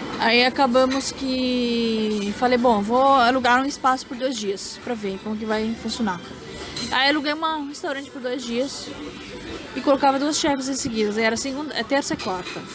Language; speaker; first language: Portuguese; non-native, fluent; Arabic